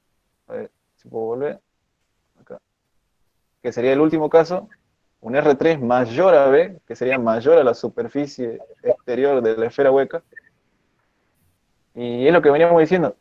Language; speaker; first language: Spanish; native; Spanish